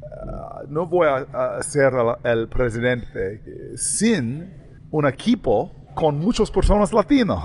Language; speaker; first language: Spanish; non-native, learner; English